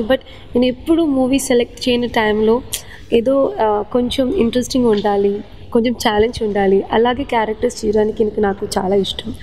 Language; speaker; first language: Telugu; non-native, local second language; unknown